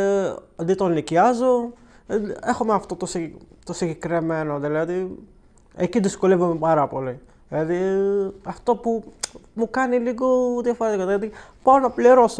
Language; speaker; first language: Greek; non-native, fluent; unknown